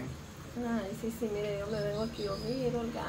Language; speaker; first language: Spanish; native; Spanish